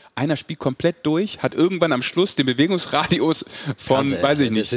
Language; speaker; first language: German; native; German